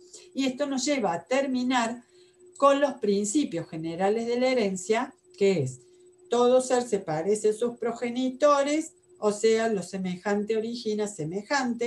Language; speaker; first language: Spanish; native; Spanish